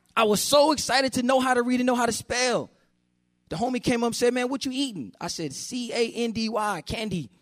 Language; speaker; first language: English; native; English